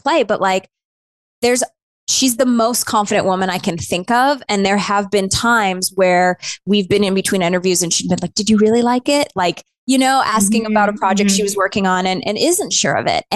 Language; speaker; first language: English; native; English